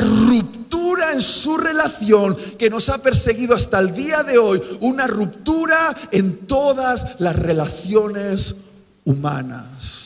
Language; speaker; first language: Spanish; native; Spanish